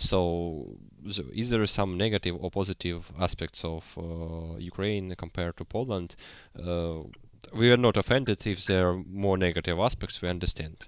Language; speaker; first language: English; non-native, learner; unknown